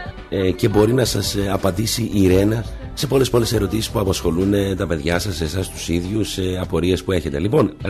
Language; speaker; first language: Greek; native; Greek